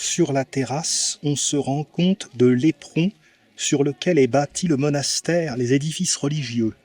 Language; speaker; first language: French; native; French